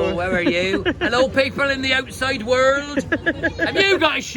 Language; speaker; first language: English; native; English